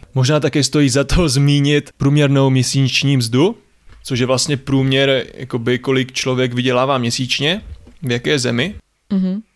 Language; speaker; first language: Czech; native; Czech